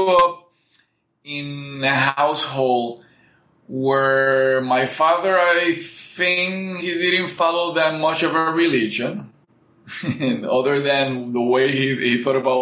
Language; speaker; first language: English; non-native, fluent; Spanish